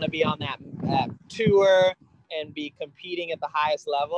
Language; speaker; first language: English; native; English